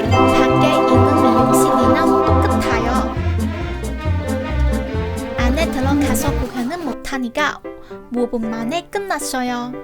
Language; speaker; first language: Korean; non-native, learner; Cantonese